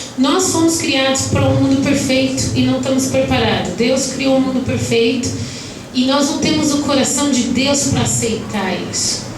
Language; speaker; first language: Portuguese; native; Portuguese